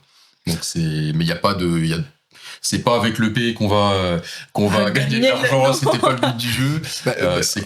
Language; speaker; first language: French; native; French